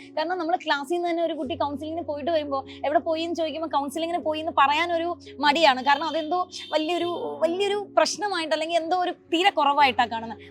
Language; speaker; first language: Malayalam; native; Malayalam